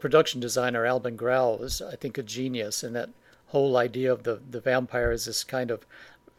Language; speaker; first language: English; native; English